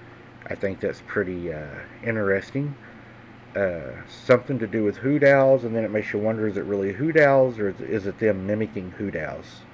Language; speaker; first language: English; native; English